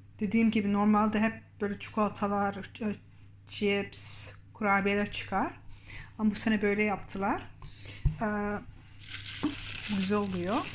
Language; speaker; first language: Turkish; early bilingual, heritage; Turkish